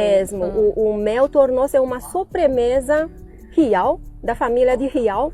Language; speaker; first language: Portuguese; non-native, fluent; Chinese